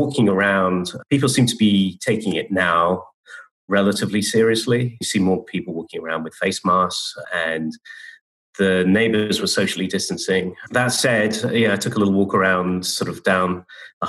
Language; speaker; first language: English; native; English